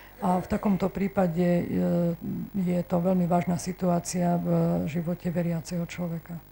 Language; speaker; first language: Slovak; native; Slovak